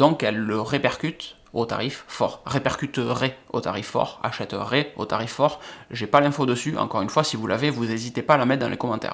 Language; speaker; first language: French; native; French